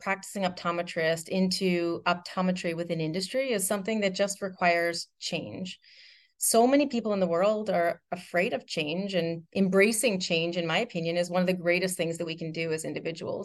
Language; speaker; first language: English; native; English